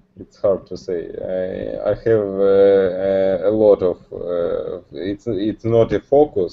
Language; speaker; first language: English; non-native, learner; Russian